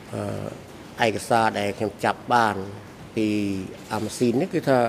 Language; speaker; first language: Khmer; native; Khmer